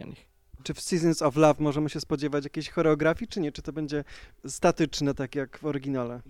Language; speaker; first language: Polish; native; Polish